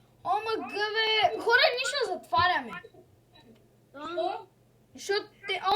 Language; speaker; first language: Bulgarian; native; Bulgarian